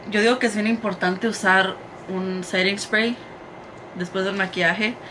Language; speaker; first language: Spanish; early bilingual, heritage; Spanish